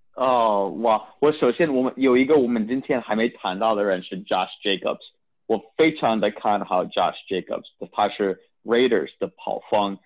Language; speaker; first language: Chinese; early bilingual, heritage; Chinese